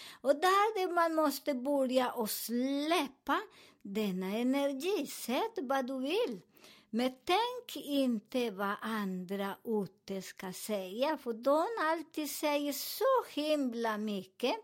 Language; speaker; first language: Swedish; non-native, fluent; Spanish